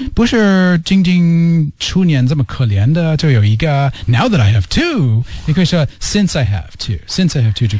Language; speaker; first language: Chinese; non-native, fluent; English